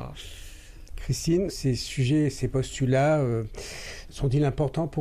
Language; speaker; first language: French; native; French